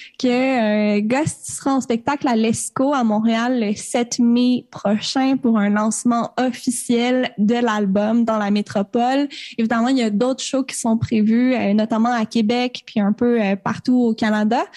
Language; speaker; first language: French; native; French